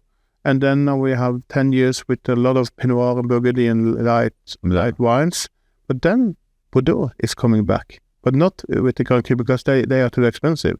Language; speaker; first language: English; non-native, fluent; Norwegian